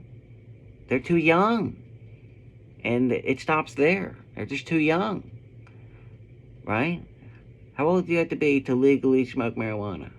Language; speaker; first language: English; native; English